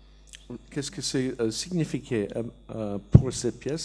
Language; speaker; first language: French; non-native, learner; English